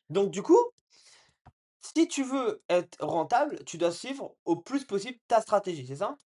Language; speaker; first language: French; native; French